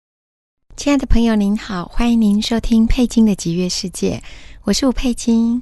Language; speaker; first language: Chinese; native; Chinese